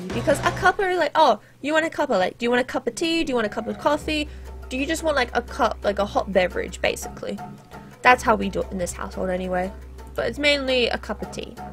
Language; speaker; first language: English; native; English